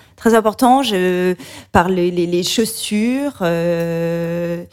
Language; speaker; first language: French; native; French